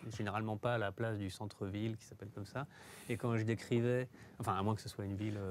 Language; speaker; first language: French; native; French